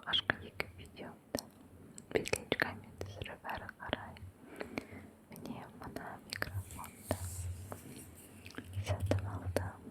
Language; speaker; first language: Kazakh; non-native, local second language; Russian